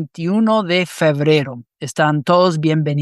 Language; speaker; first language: Spanish; non-native, fluent; English